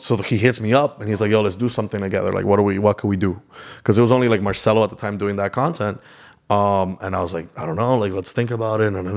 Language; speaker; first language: English; early bilingual, other home language; Spanish